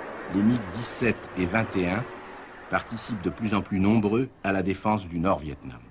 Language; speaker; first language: French; native; French